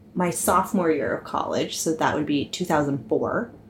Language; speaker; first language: English; native; English